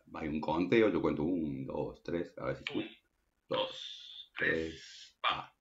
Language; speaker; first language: Spanish; native; Spanish